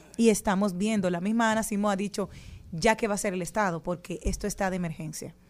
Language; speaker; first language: Spanish; native; Spanish